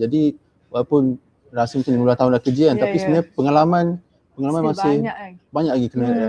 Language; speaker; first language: Malay; native; Malay